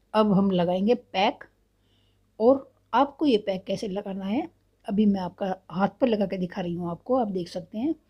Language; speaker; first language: Hindi; native; Hindi